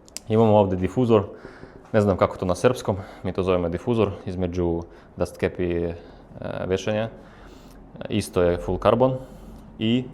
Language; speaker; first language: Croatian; non-native, fluent; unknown